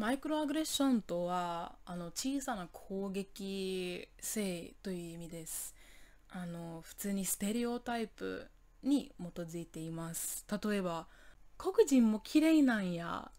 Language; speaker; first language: Japanese; non-native, fluent; English